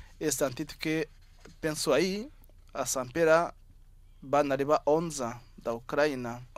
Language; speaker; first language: Catalan; non-native, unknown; Kinyarwanda